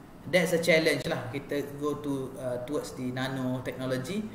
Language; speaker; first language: English; non-native, local second language; Malay